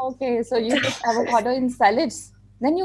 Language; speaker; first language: English; non-native, local second language; Urdu